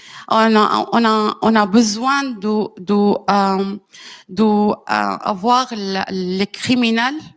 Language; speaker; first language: French; non-native, learner; Arabic